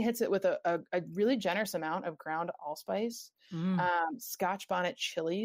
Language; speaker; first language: English; native; English